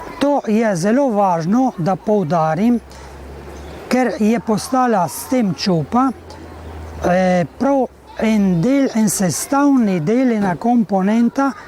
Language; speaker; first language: Slovenian; native; Slovenian